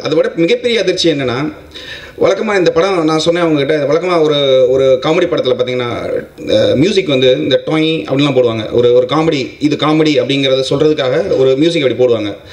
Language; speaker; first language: Tamil; native; Tamil